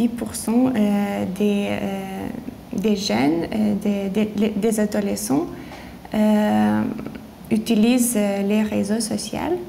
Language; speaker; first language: French; non-native, learner; Lithuanian